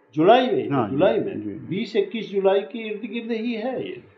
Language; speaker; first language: Hindi; native; Hindi